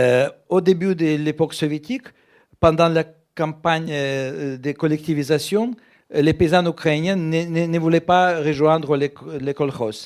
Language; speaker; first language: French; non-native, fluent; Russian